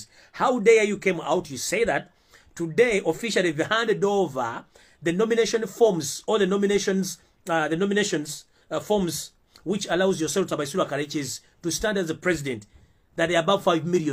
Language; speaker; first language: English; non-native, local second language; Ganda